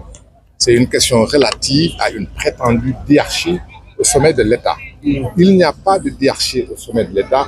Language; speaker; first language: French; non-native, local second language; Wolof